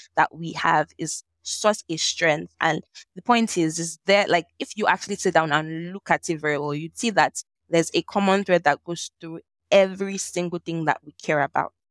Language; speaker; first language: English; non-native, local second language; Yoruba